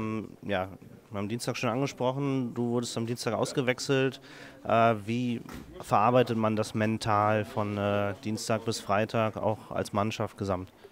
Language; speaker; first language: German; native; German